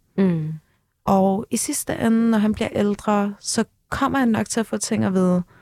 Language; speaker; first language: Danish; early bilingual, other home language; Turkish